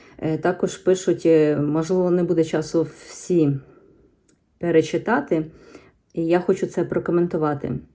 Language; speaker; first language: Ukrainian; native; Ukrainian